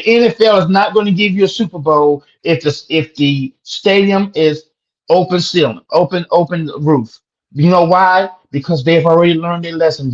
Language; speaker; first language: English; native; English